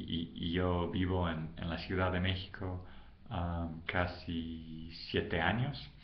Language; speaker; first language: Spanish; non-native, fluent; English